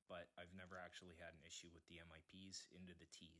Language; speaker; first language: English; native; English